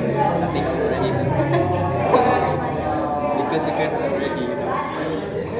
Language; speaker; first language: English; non-native, learner; Indonesian